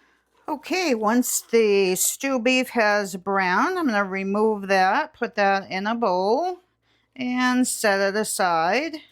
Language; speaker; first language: English; native; English